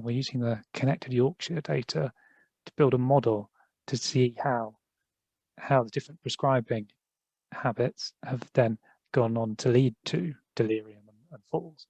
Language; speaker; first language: English; native; English